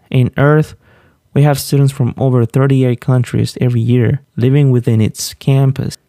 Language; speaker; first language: English; non-native, fluent; Spanish